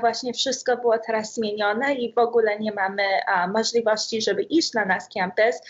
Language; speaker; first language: Polish; early bilingual, heritage; Polish